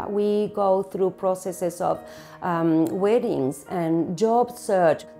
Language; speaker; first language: English; non-native, fluent; Spanish